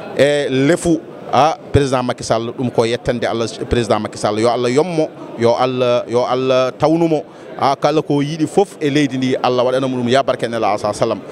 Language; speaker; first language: Wolof; non-native, local second language; Fula